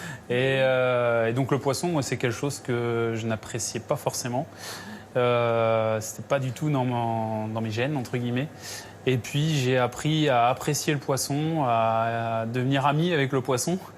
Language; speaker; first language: French; native; French